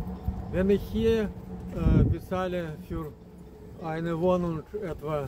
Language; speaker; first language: German; non-native, fluent; Russian